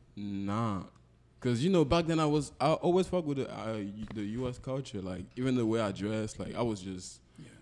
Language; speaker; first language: English; non-native, local second language; French